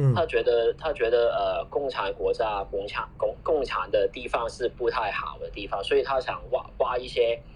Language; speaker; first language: Chinese; non-native, fluent; Cantonese